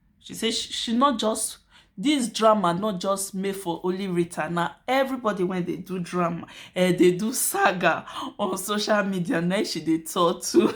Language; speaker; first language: Nigerian Pidgin; native; Nigerian Pidgin